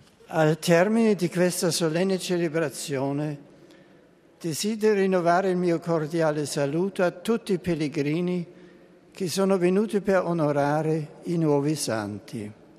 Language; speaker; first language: Italian; non-native, fluent; German